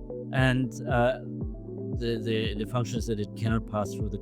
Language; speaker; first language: English; non-native, fluent; German